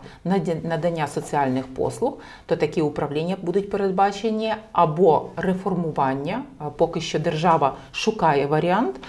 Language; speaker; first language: Ukrainian; native; Ukrainian